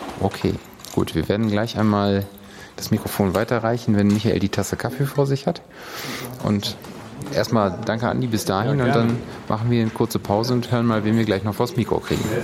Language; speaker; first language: German; native; German